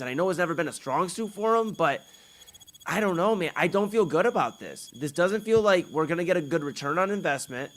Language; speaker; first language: English; native; English